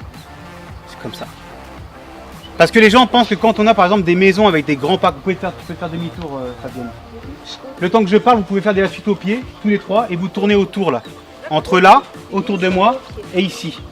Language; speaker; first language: French; native; French